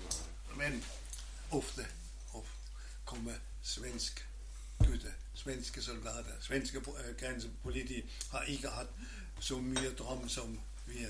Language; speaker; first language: Norwegian; non-native, learner; German